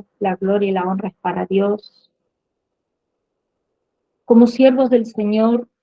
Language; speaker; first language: Spanish; native; Spanish